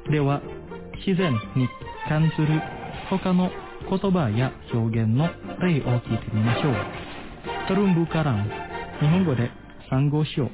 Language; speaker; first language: Japanese; non-native, fluent; Indonesian